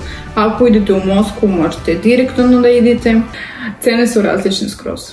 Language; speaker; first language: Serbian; non-native, learner; Russian